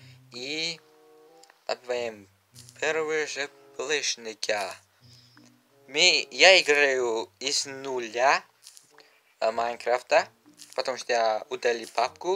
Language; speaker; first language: Russian; non-native, learner; Uzbek